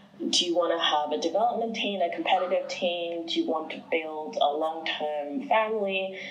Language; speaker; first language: English; early bilingual, other home language; Chinese